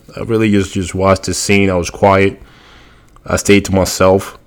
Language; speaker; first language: English; early bilingual, other home language; Spanish